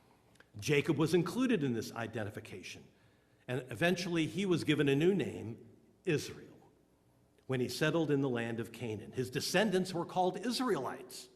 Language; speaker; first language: English; native; English